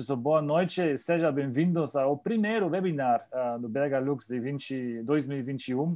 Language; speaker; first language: Portuguese; non-native, learner; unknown